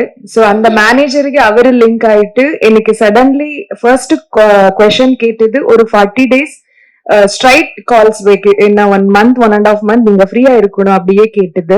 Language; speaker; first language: Tamil; non-native, learner; Kannada